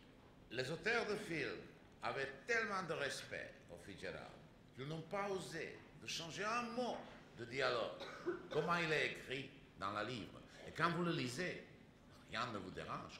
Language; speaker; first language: French; non-native, fluent; Czech